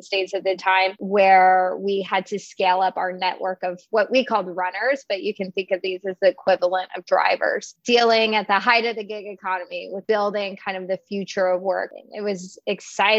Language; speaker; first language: English; native; English